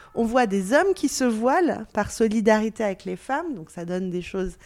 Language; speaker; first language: French; native; French